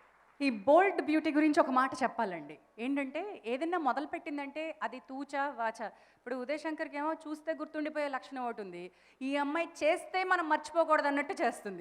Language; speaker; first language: Telugu; native; Telugu